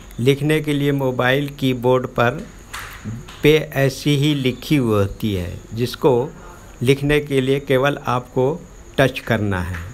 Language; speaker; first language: Hindi; native; Hindi